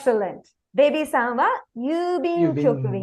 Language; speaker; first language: Japanese; non-native, fluent; Tamil